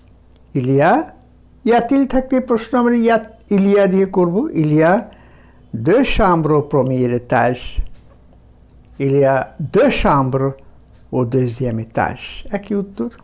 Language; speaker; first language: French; non-native, fluent; Bangla